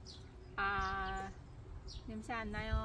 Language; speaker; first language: Korean; non-native, learner; Lao